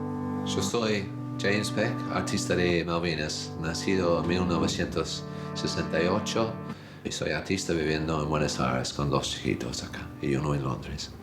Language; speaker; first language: Spanish; non-native, fluent; English